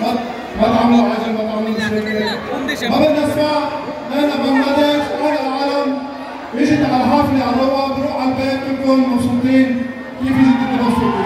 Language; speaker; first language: Arabic; non-native, learner; Bangla